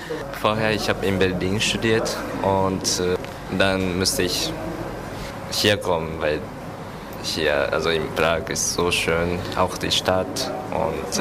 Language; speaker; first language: German; non-native, learner; Japanese